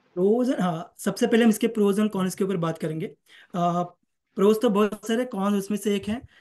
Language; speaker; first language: Hindi; non-native, local second language; Marathi